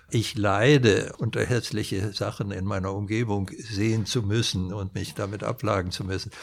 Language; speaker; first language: German; non-native, fluent; Swedish